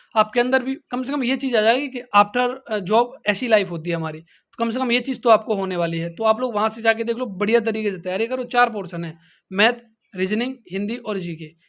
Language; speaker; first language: Hindi; native; Hindi